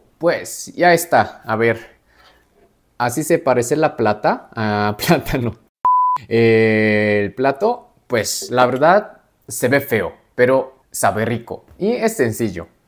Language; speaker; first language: Spanish; non-native, fluent; Korean